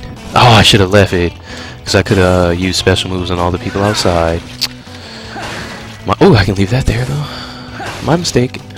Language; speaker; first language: English; native; English